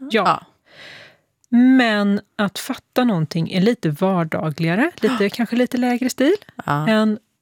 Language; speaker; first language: Swedish; native; Swedish